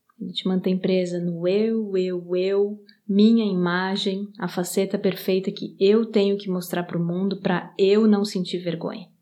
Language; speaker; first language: Portuguese; native; Portuguese